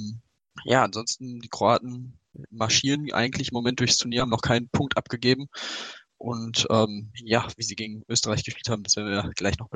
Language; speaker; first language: German; native; German